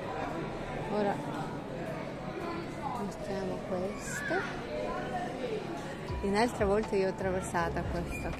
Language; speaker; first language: Italian; non-native, learner; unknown